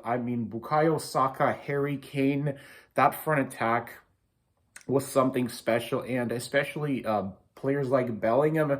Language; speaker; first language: English; native; English